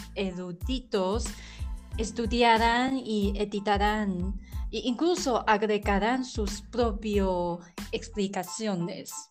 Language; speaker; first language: Spanish; non-native, learner; Chinese